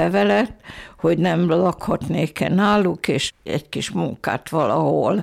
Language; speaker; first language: Hungarian; native; Hungarian